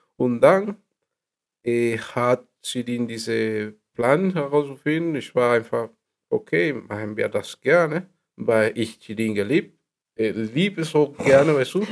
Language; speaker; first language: German; non-native, learner; Spanish